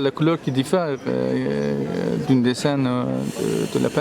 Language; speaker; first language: French; non-native, fluent; Turkish